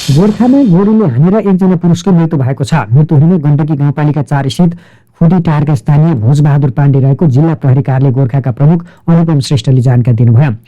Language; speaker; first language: Nepali; native; Nepali